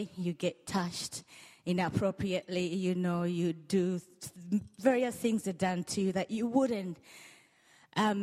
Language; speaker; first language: English; non-native, local second language; Ganda